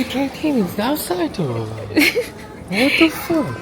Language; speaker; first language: English; non-native, learner; Korean